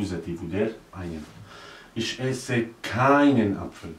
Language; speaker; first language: German; non-native, learner; Arabic